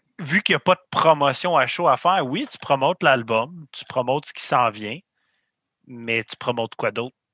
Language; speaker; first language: French; native; French